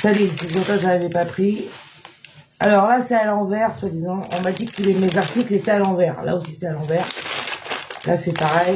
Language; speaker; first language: French; native; French